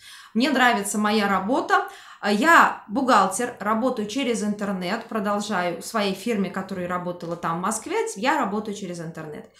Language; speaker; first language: Russian; native; Russian